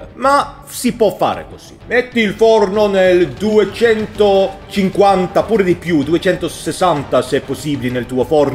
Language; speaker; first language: Italian; non-native, learner; Swedish